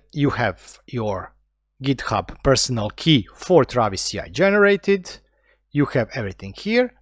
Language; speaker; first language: English; non-native, fluent; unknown